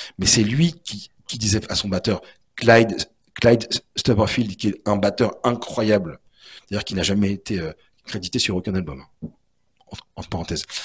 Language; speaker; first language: French; native; French